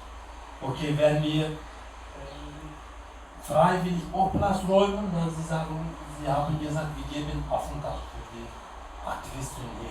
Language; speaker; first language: German; non-native, learner; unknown